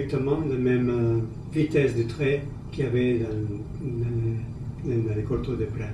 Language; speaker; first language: French; non-native, learner; Spanish